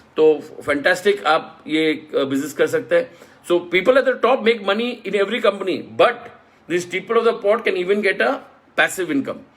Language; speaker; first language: Hindi; non-native, local second language; Marathi